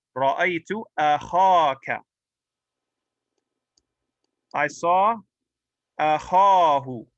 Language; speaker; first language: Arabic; non-native, fluent; English